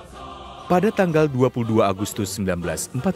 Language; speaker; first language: Indonesian; native; Indonesian